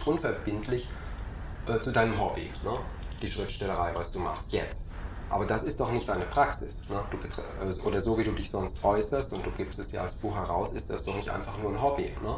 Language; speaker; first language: German; native; German